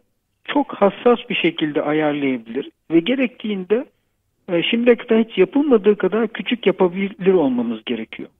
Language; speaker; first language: Turkish; native; Turkish